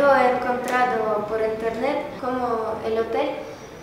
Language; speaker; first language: Spanish; non-native, learner; Ukrainian